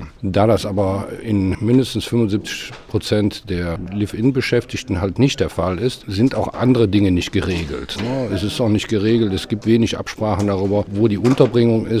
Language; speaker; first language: German; native; German